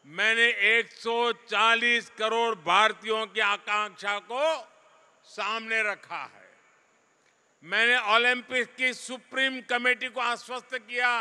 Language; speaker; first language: Hindi; non-native, local second language; Gujarati